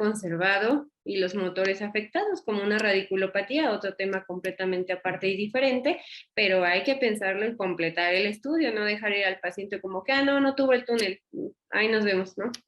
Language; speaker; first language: Spanish; native; Spanish